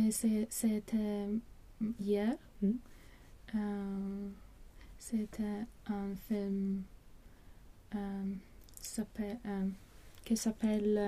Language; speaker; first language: French; non-native, learner; Latvian